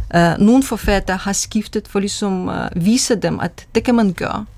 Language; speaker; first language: Danish; non-native, fluent; Russian